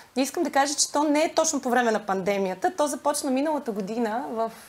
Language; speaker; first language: Bulgarian; native; Bulgarian